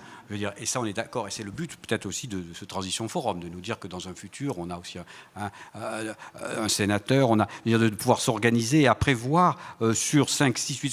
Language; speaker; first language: French; native; French